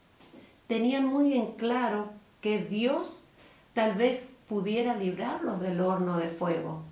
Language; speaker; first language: Spanish; native; Spanish